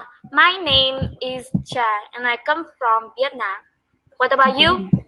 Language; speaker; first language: English; non-native, learner; Vietnamese